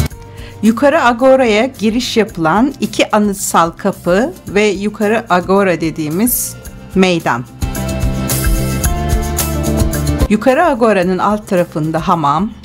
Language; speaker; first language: Turkish; native; Turkish